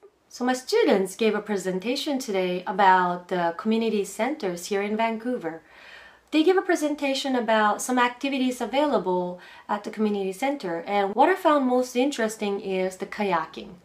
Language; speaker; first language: English; non-native, fluent; Japanese